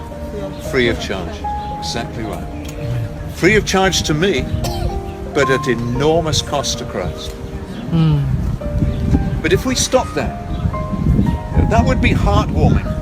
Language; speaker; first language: English; native; English